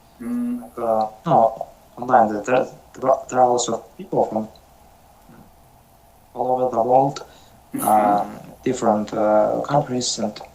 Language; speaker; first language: English; non-native, learner; Russian